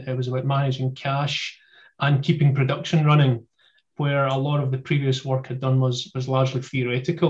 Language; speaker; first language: English; native; English